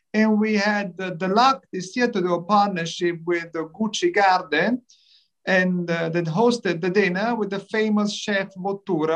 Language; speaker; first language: English; early bilingual, other home language; Italian